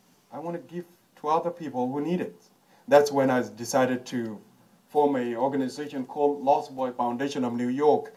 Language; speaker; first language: English; non-native, fluent; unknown